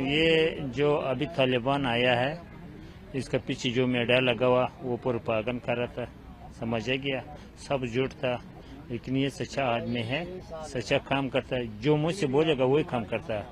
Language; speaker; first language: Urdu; non-native, fluent; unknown